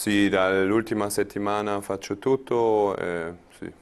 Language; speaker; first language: Italian; non-native, learner; German